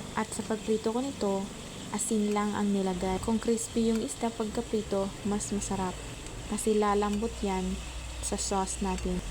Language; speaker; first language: Filipino; non-native, local second language; Cebuano